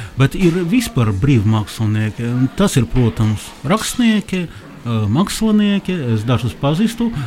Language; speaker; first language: Latvian; non-native, local second language; Russian